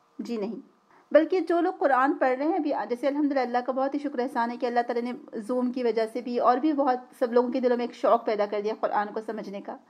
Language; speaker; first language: Urdu; native; Urdu